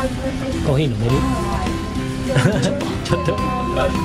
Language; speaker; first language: Japanese; non-native, learner; Indonesian